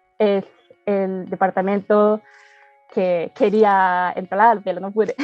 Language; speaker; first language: Spanish; non-native, fluent; Japanese